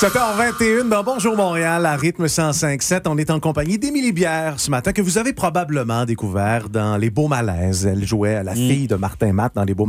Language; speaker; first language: French; native; French